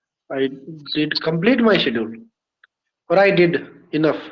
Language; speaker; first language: English; non-native, learner; Hindi